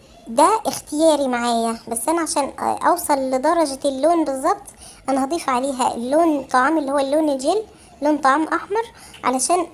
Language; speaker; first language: Arabic; native; Arabic